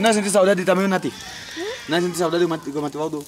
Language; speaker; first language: Vietnamese; non-native, learner; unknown